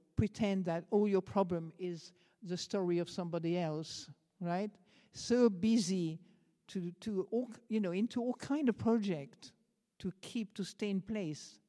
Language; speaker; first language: English; non-native, fluent; French